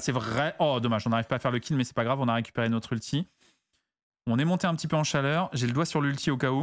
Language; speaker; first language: French; native; French